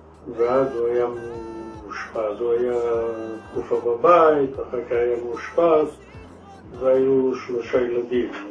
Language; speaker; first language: Hebrew; non-native, fluent; Arabic